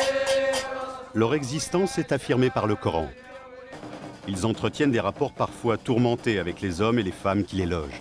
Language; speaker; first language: French; native; French